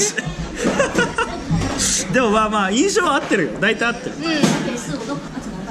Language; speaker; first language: Japanese; native; Japanese